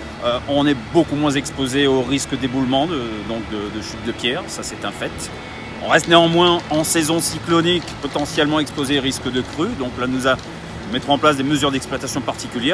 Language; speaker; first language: French; native; French